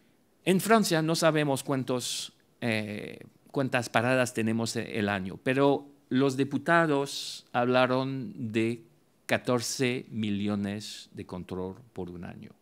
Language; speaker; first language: Spanish; non-native, fluent; French